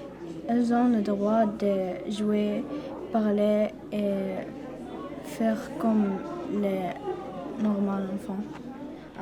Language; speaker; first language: French; non-native, learner; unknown